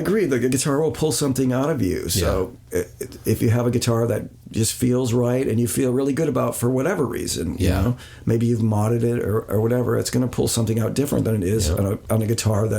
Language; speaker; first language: English; native; English